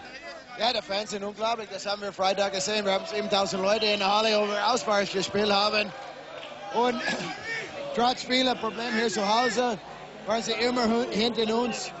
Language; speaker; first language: German; non-native, fluent; English